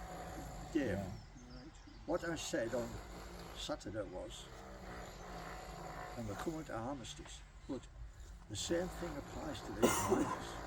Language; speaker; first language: English; native; English